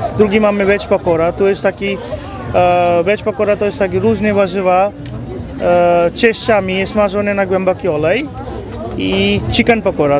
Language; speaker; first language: Polish; non-native, learner; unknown